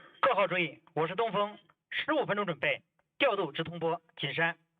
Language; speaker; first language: Chinese; native; Chinese